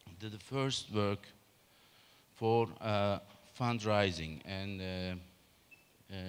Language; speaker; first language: English; non-native, learner; Turkish